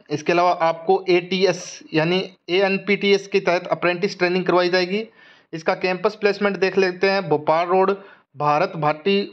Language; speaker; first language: Hindi; native; Hindi